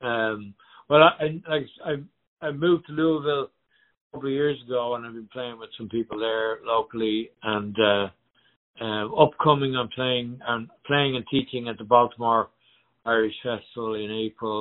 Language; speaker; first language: English; native; English